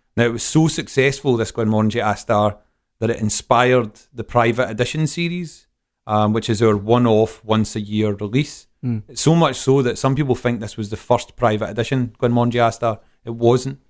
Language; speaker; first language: English; native; English